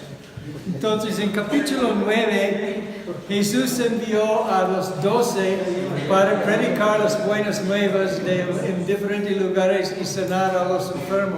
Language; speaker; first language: Spanish; non-native, fluent; English